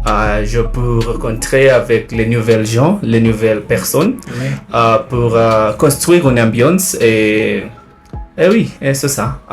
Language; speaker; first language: French; non-native, learner; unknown